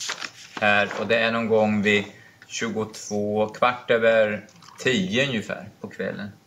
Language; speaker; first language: Swedish; native; Swedish